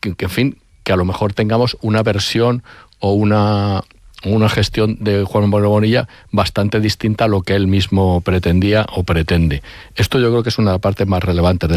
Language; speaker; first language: Spanish; native; Spanish